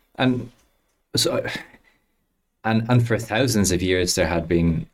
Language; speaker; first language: English; native; English